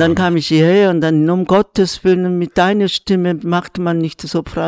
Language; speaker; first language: German; non-native, fluent; Korean